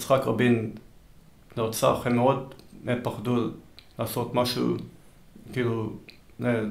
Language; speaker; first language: Hebrew; early bilingual, heritage; Hebrew